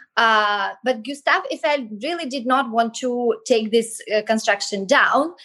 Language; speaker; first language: English; non-native, fluent; Belarusian